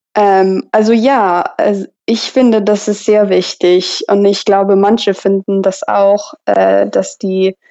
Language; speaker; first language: German; non-native, fluent; English